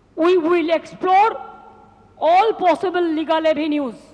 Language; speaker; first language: English; non-native, local second language; Bangla